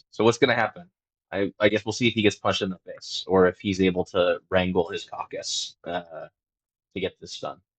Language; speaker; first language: English; native; English